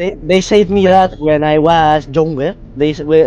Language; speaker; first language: English; non-native, learner; Spanish